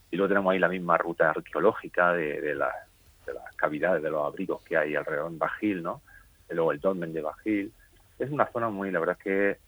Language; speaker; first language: Spanish; native; Spanish